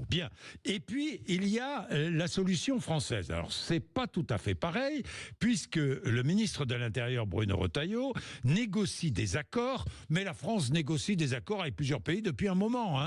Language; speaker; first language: French; native; French